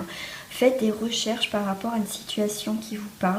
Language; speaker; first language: French; native; French